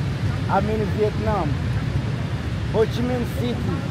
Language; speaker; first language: English; non-native, fluent; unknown